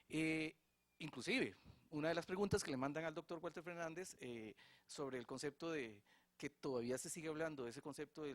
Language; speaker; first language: Spanish; native; Spanish